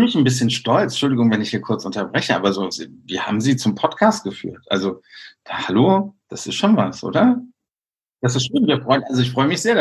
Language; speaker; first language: German; native; German